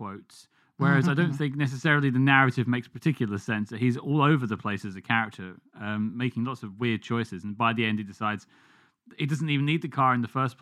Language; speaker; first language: English; native; English